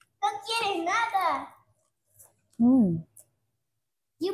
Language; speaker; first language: Spanish; early bilingual, other home language; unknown